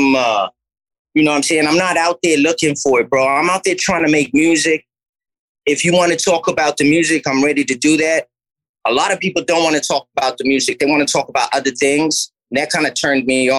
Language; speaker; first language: English; native; English